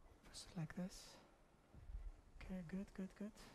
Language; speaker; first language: English; non-native, fluent; Greek